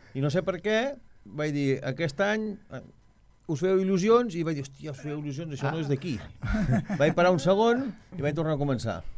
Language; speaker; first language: Catalan; native; Catalan